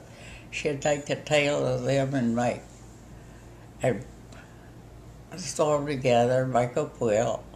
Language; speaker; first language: English; native; English